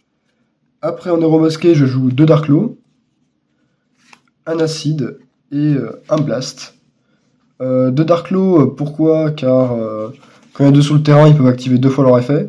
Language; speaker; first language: French; native; French